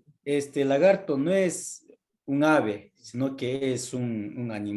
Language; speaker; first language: Spanish; non-native, local second language; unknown